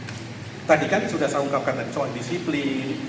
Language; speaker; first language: Indonesian; native; Indonesian